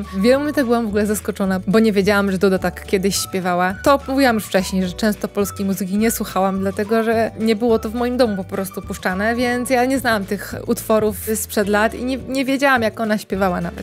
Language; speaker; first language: Polish; native; Polish